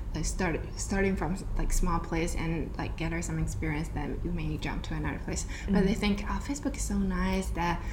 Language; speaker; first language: English; non-native, fluent; Chinese